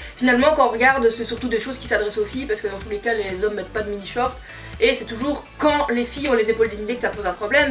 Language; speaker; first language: French; native; French